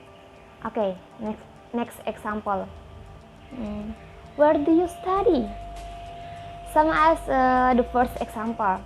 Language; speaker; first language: English; non-native, learner; Indonesian